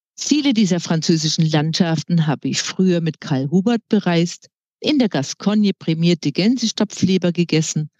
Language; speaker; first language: German; native; German